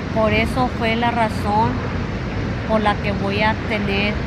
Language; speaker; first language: Spanish; early bilingual, heritage; Spanish